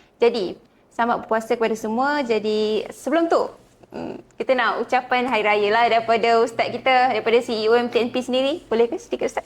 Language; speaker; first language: Malay; native; Malay